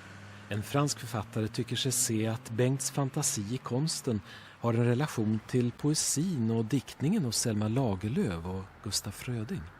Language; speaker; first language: Swedish; native; Swedish